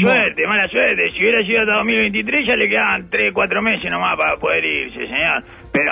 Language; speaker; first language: Spanish; native; Spanish